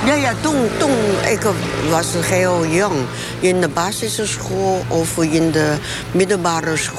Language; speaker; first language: Dutch; non-native, learner; Chinese